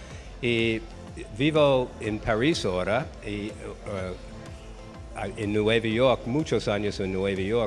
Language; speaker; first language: Spanish; non-native, learner; English